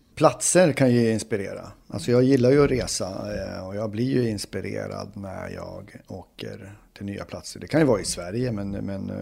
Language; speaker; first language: Swedish; native; Swedish